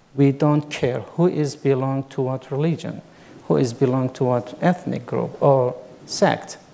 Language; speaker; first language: English; non-native, fluent; Kurdish